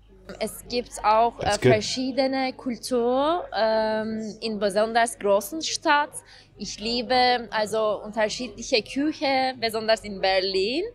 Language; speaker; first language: German; non-native, fluent; Turkish